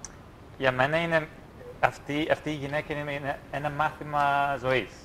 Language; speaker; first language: Greek; non-native, fluent; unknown